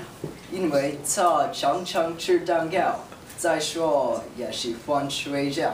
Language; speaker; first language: Chinese; non-native, learner; English